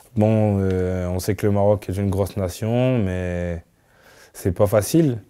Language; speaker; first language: French; native; French